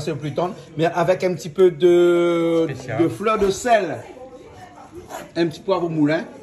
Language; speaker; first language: French; native; French